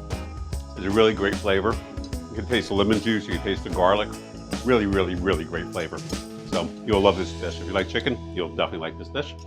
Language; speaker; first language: English; native; English